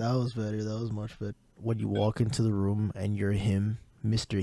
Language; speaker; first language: English; native; English